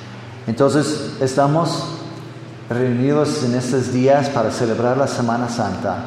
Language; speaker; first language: Spanish; non-native, fluent; English